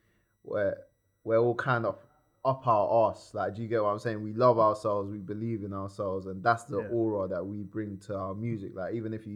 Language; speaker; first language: English; native; English